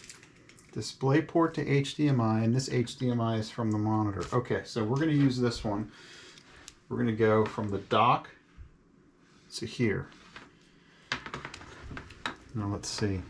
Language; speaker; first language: English; native; English